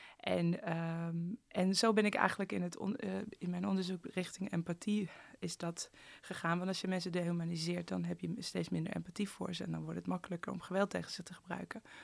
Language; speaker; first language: Dutch; early bilingual, other home language; Persian